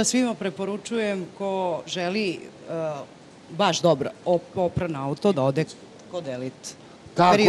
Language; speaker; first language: Serbian; native; Serbian